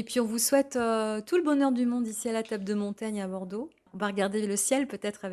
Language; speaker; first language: French; native; French